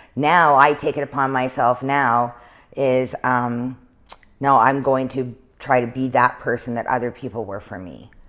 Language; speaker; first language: English; native; English